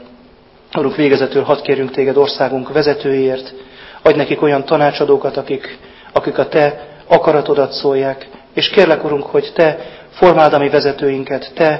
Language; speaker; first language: Hungarian; native; Hungarian